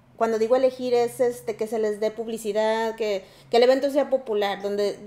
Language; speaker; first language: Spanish; native; Spanish